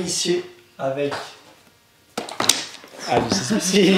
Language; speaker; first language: French; native; French